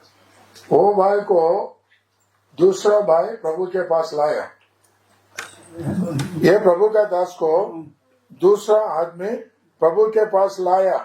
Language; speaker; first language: Hindi; non-native, learner; Nepali